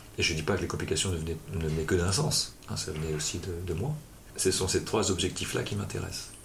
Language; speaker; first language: French; native; French